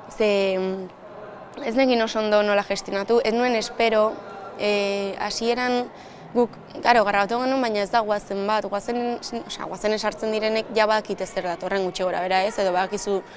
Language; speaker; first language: Basque; native; Basque